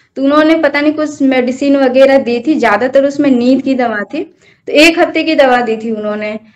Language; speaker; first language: Hindi; native; Hindi